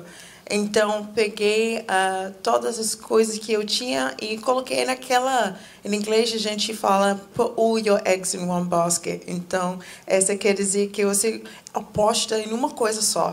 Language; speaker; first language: Portuguese; non-native, fluent; English